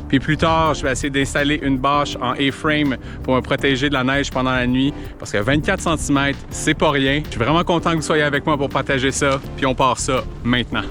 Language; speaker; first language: French; native; French